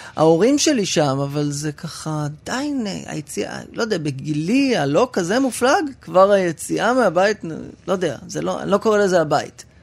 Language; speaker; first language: Hebrew; native; Hebrew